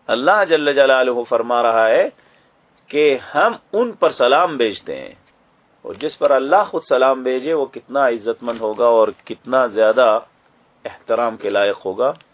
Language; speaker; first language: Urdu; native; Urdu